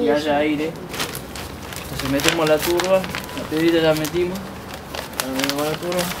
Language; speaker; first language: Spanish; native; Spanish